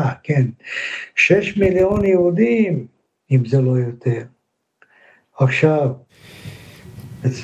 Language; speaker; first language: Hebrew; non-native, fluent; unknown